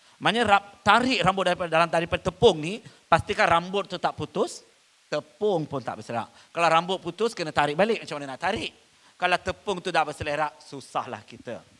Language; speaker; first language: Malay; non-native, local second language; Tamil